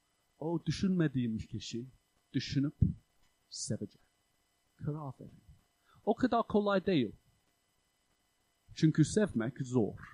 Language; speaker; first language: Turkish; non-native, fluent; English